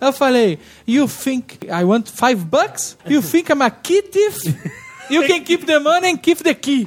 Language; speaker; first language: English; non-native, learner; Portuguese